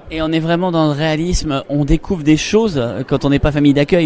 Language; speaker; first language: French; native; French